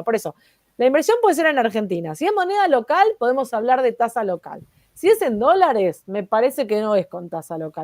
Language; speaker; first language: Spanish; native; Spanish